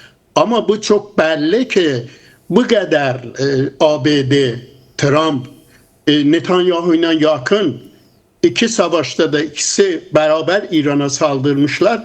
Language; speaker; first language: Turkish; non-native, fluent; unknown